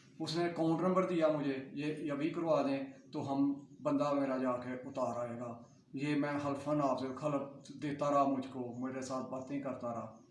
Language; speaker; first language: Urdu; non-native, local second language; Punjabi